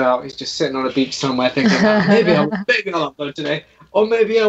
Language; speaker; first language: English; native; English